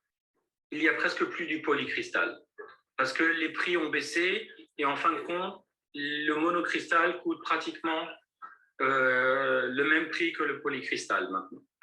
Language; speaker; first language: French; native; French